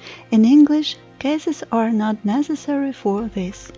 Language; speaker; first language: English; non-native, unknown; Ukrainian